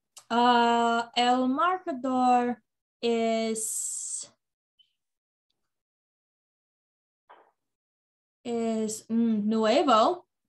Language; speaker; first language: Spanish; non-native, learner; English